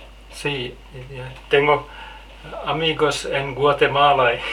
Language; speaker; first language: Spanish; non-native, learner; Finnish